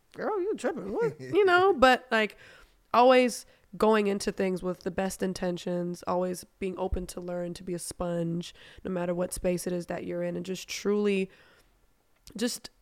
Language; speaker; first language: English; non-native, fluent; German